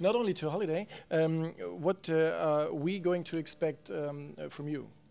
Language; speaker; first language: English; non-native, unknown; German